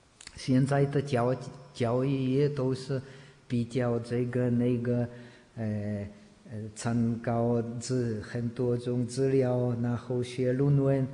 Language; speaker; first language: Chinese; non-native, fluent; Czech